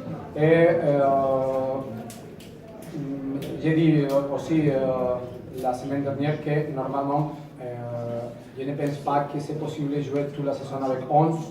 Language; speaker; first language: French; non-native, fluent; Spanish